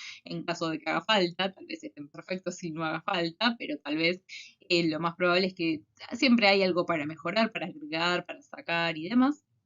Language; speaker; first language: Spanish; native; Spanish